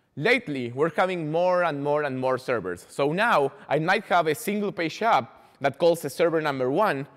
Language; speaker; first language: English; non-native, fluent; Spanish